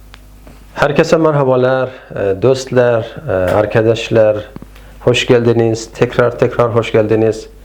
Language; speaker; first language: Turkish; non-native, fluent; Persian